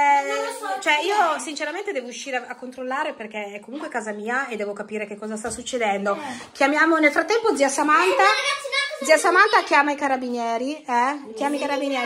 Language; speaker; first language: Italian; native; Italian